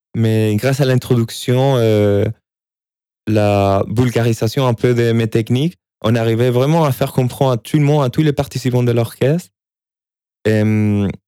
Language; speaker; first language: French; non-native, fluent; Spanish